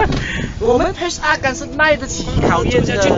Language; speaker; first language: Chinese; native; Chinese